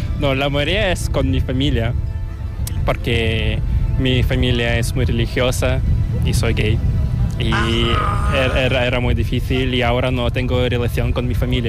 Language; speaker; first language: Spanish; non-native, fluent; Korean